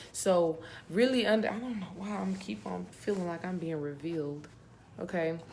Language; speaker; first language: English; native; English